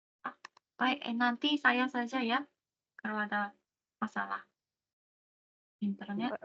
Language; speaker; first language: Indonesian; non-native, fluent; Japanese